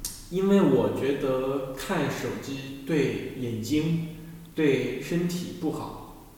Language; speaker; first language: Chinese; non-native, learner; French